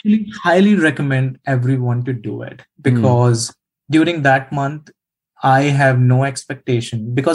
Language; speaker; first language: English; non-native, local second language; Hindi